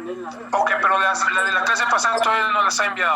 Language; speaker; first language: Spanish; native; Spanish